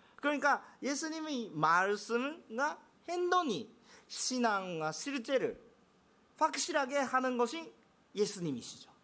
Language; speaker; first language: Korean; non-native, fluent; Japanese